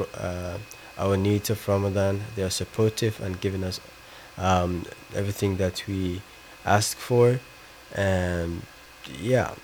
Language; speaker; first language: English; non-native, fluent; Somali